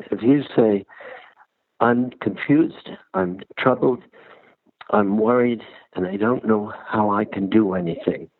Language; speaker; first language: English; early bilingual, other home language; Ukrainian